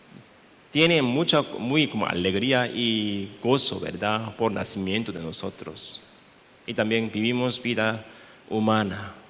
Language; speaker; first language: Spanish; non-native, learner; Korean